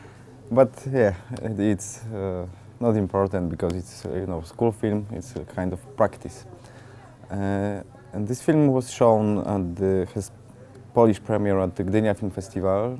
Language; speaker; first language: English; non-native, fluent; Polish